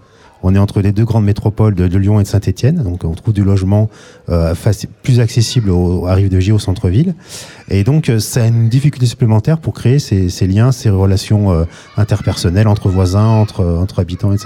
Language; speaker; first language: French; native; French